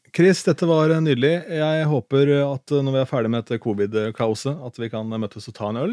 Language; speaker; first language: Norwegian; native; Norwegian